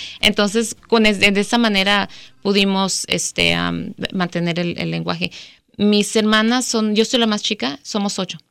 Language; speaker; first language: Spanish; early bilingual, heritage; Spanish